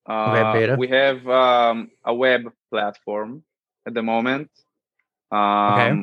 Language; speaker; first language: English; non-native, fluent; Hebrew